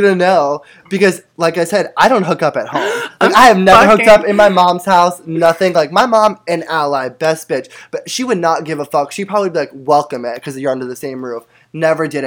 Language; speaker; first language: English; native; English